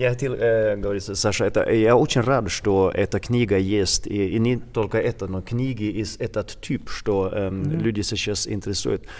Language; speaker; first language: Russian; non-native, learner; Swedish